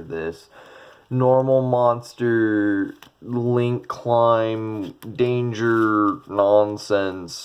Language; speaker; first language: English; native; English